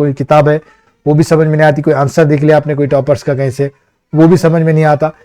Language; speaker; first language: Hindi; native; Hindi